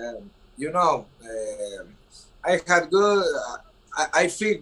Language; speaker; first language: English; non-native, learner; Spanish